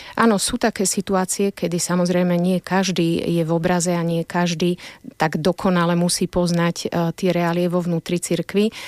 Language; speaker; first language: Slovak; native; Slovak